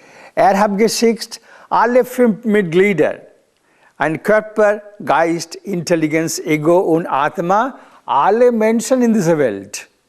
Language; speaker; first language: German; non-native, learner; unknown